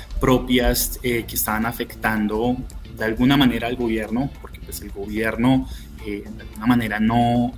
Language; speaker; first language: Spanish; native; Spanish